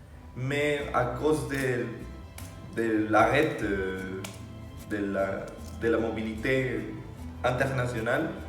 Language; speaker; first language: French; non-native, fluent; Spanish